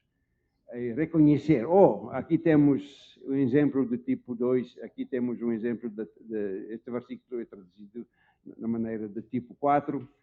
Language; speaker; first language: Portuguese; non-native, fluent; Dutch